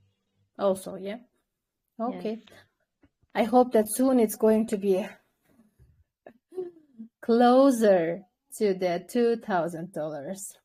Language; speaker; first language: English; non-native, fluent; Kyrgyz